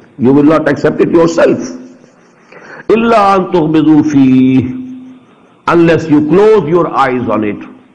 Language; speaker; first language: English; non-native, local second language; Urdu